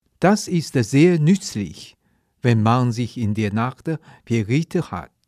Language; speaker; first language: German; non-native, fluent; Chinese